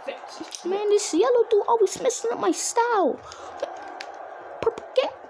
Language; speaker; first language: English; native; English